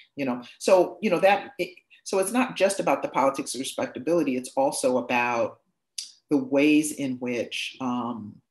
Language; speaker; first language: English; native; English